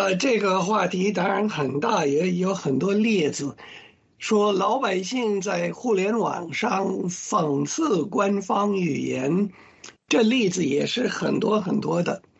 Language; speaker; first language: Chinese; non-native, fluent; English